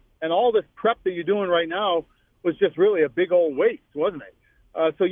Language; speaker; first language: English; native; English